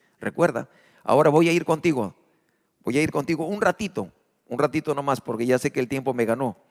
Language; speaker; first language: Spanish; native; Spanish